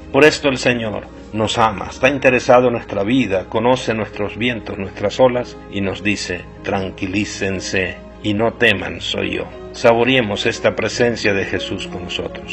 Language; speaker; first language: Spanish; native; Spanish